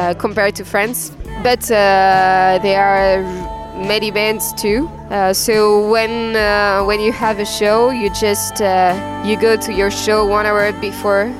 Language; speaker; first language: English; non-native, fluent; French